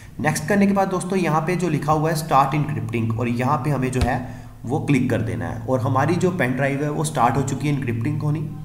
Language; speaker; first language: Hindi; native; Hindi